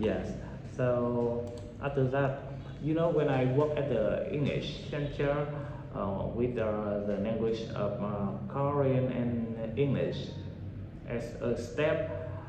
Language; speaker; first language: English; non-native, learner; Vietnamese